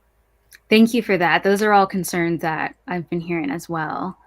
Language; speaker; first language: English; native; English